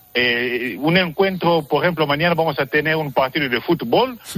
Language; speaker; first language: Spanish; non-native, fluent; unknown